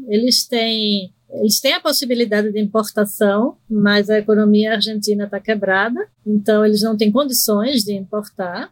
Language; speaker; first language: Portuguese; early bilingual, other home language; Spanish